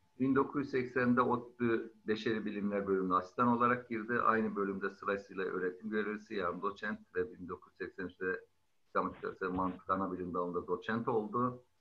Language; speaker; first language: Turkish; native; Turkish